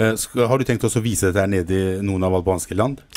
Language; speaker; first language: Norwegian; non-native, local second language; Albanian